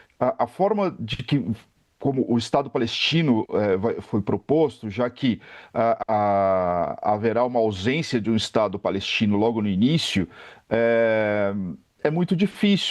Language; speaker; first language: Portuguese; native; Portuguese